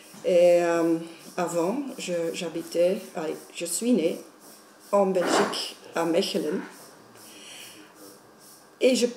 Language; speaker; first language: French; non-native, local second language; Dutch